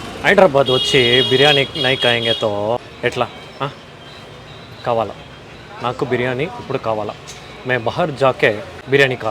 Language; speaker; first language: Telugu; non-native, learner; Kannada